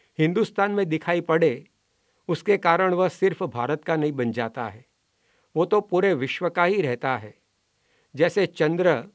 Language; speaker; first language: Hindi; non-native, local second language; Gujarati